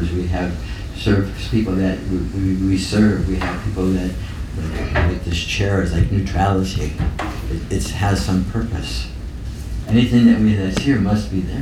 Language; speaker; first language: English; native; English